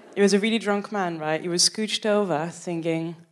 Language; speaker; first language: English; non-native, fluent; French